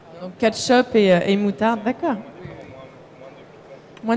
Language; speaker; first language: French; native; French